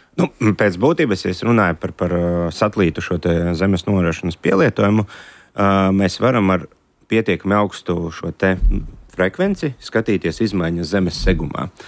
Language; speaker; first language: Latvian; native; Latvian